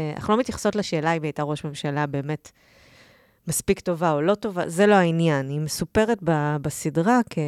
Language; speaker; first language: Hebrew; native; Hebrew